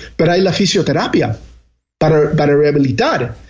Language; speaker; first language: Spanish; early bilingual, heritage; Spanish